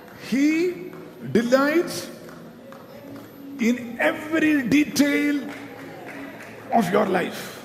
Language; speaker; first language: English; non-native, local second language; Malayalam